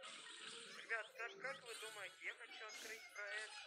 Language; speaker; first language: Russian; native; Russian